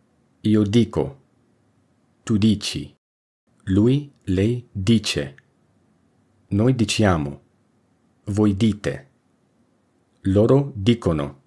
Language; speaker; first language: Italian; non-native, fluent; English